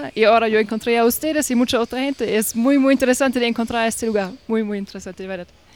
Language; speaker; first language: Spanish; non-native, fluent; German